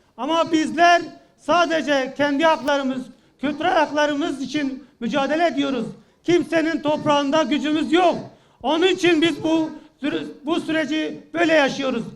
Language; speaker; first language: Turkish; non-native, local second language; Kurdish